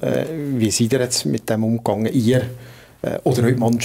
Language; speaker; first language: German; native; German